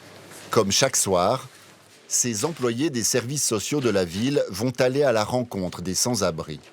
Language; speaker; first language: French; native; French